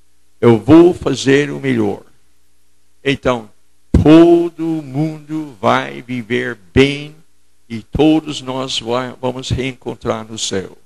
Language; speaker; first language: Portuguese; non-native, fluent; English